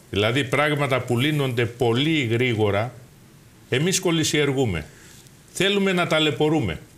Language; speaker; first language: Greek; native; Greek